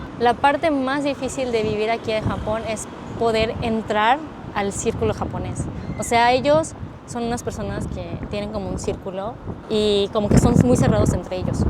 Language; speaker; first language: Spanish; native; Spanish